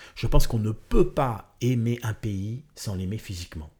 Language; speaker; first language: French; native; French